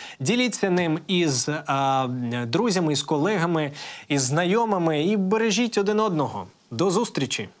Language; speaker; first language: Ukrainian; native; Ukrainian